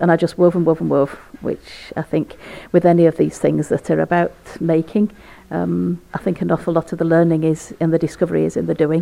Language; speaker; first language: English; native; English